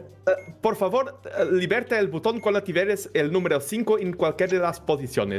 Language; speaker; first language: Spanish; non-native, learner; Portuguese